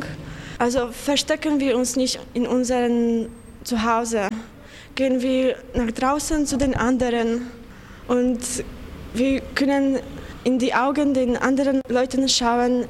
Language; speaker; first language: German; non-native, fluent; Polish